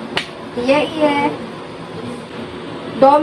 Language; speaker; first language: Japanese; non-native, learner; Filipino